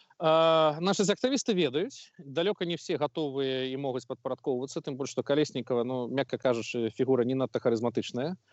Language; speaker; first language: Belarusian; non-native, local second language; Russian